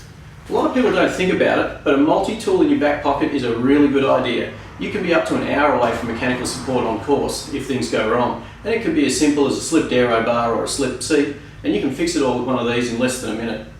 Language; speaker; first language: English; native; English